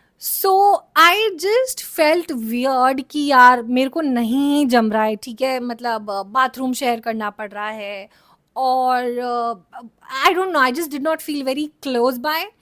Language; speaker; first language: Hindi; native; Hindi